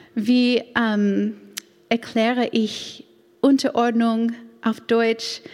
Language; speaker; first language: German; non-native, fluent; English